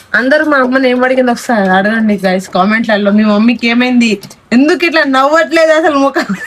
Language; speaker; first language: Telugu; non-native, local second language; Lambadi